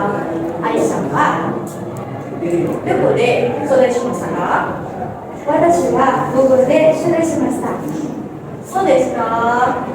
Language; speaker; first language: Japanese; non-native, fluent; Indonesian